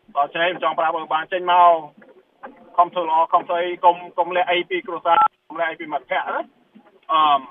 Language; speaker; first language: Khmer; early bilingual, heritage; Khmer